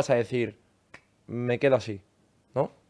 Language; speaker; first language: Spanish; native; Spanish